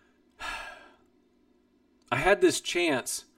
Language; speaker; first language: English; native; English